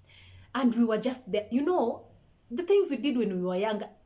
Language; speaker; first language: English; non-native, local second language; Swahili